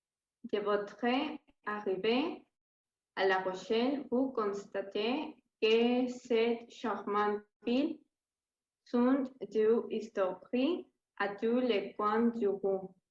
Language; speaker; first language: French; non-native, learner; Spanish